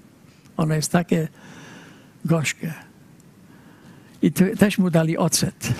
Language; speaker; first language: Polish; early bilingual, heritage; Polish